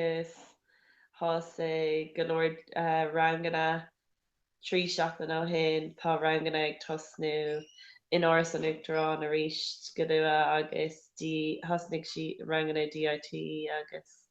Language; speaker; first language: Irish; non-native, local second language; English